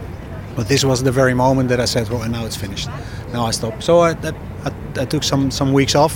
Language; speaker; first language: English; non-native, fluent; Dutch